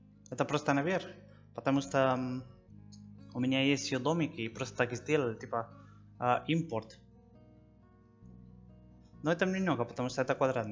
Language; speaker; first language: Russian; non-native, learner; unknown